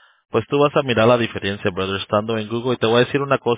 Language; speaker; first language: Spanish; early bilingual, heritage; Spanish